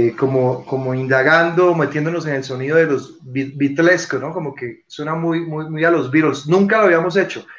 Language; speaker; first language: Spanish; native; Spanish